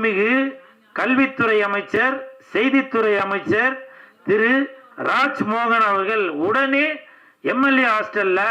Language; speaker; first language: Tamil; native; Tamil